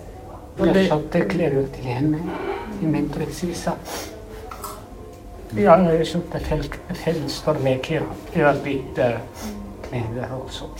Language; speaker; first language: Swedish; non-native, learner; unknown